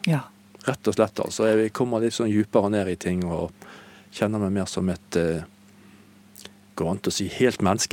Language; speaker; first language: Norwegian; native; Norwegian